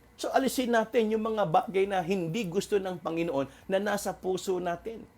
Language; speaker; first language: Filipino; non-native, local second language; Waray